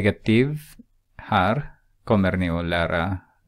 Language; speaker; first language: Swedish; non-native, fluent; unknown